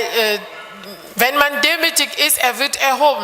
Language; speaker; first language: German; non-native, fluent; French